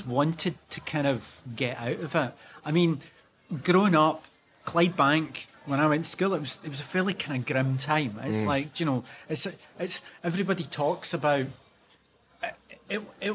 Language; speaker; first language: English; native; English